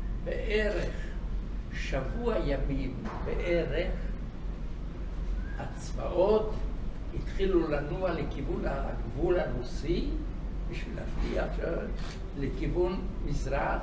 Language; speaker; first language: Hebrew; non-native, fluent; Yiddish